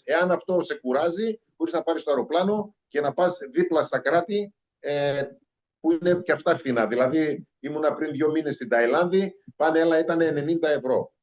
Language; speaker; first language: Greek; native; Greek